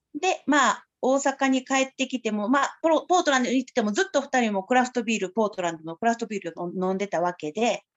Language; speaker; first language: Japanese; native; Japanese